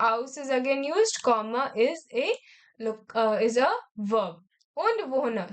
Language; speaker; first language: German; non-native, learner; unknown